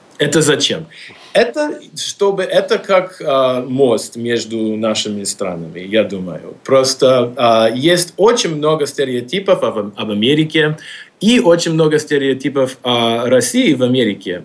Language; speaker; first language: Russian; non-native, fluent; English